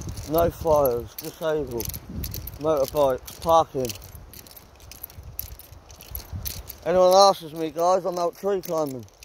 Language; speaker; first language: English; native; English